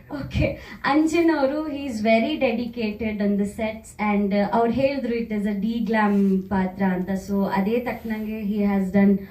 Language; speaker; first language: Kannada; native; Kannada